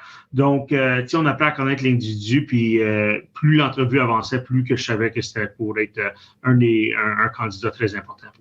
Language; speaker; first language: French; native; French